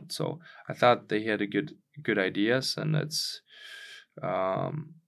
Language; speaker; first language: English; non-native, fluent; Czech